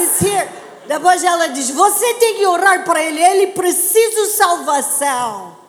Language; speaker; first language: Portuguese; non-native, learner; English